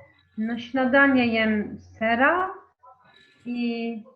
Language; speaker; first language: Polish; non-native, learner; Turkish